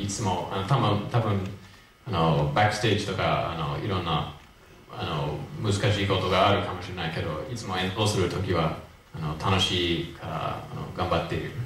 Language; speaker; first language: Japanese; non-native, fluent; English